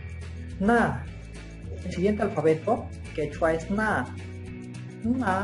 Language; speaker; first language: Spanish; non-native, local second language; Quechua